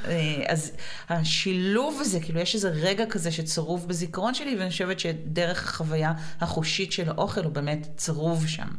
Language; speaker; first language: Hebrew; native; Hebrew